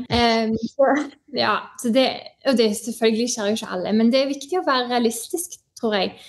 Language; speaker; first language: Norwegian; native; Norwegian